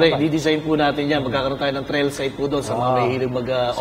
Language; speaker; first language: Filipino; native; Filipino